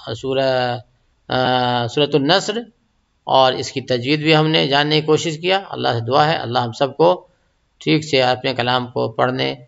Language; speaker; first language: Urdu; native; Urdu